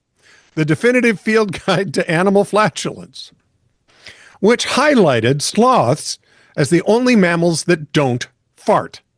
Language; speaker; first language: English; native; English